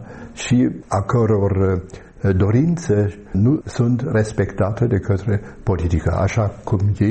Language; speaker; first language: Romanian; non-native, fluent; German